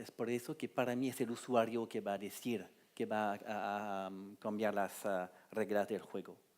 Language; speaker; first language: Spanish; non-native, fluent; French